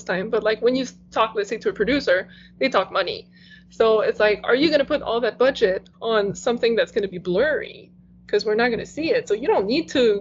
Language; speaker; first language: English; non-native, fluent; French